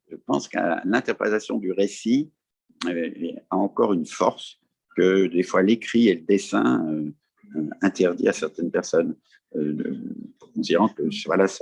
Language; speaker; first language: French; native; French